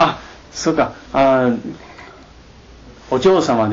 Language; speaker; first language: Japanese; non-native, learner; Chinese